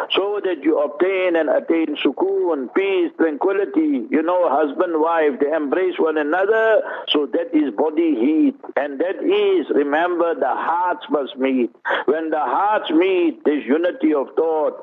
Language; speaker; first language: English; early bilingual, other home language; Urdu